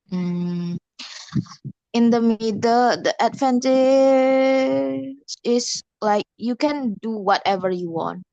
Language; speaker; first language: English; non-native, learner; Indonesian